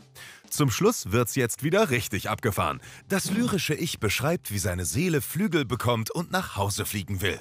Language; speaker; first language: German; native; German